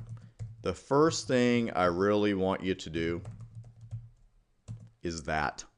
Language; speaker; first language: English; native; English